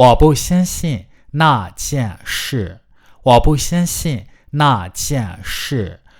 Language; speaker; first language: Chinese; non-native, fluent; Burmese